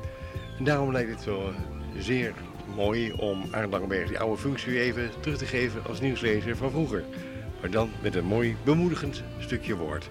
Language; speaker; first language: Dutch; native; Dutch